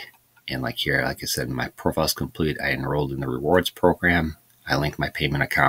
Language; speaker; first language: English; native; English